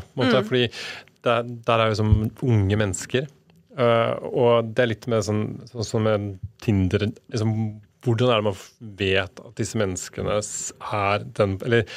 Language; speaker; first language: Norwegian; native; Norwegian